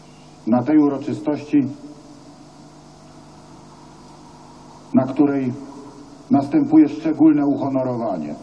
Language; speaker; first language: Polish; native; Polish